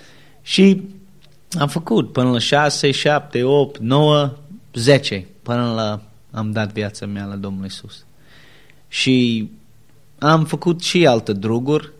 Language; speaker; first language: Romanian; non-native, learner; English